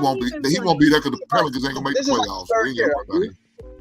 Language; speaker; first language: English; native; English